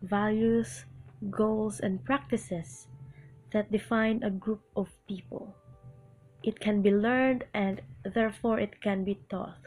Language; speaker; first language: English; non-native, local second language; Cebuano